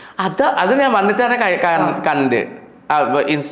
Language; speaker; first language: Malayalam; non-native, local second language; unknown